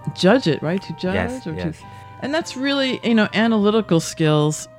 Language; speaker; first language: English; native; English